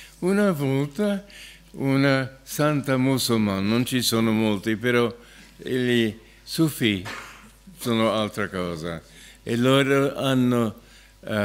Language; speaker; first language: Italian; non-native, fluent; English